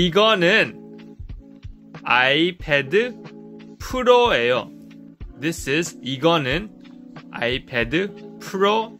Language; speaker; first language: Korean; non-native, fluent; English